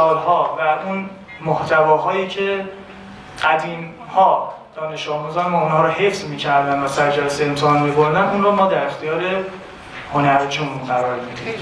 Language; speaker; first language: Persian; native; Persian